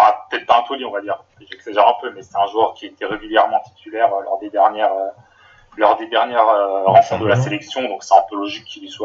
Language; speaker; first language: French; native; French